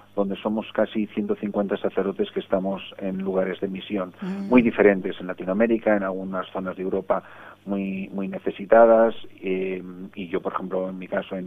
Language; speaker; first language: Spanish; early bilingual, other home language; English